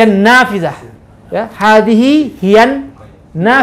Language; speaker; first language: Arabic; non-native, fluent; Indonesian